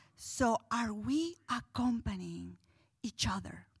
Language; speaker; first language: English; non-native, fluent; Spanish